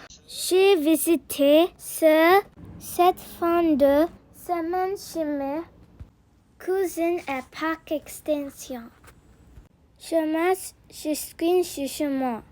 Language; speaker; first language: French; non-native, learner; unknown